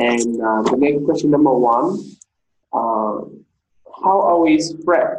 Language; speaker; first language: English; non-native, learner; Vietnamese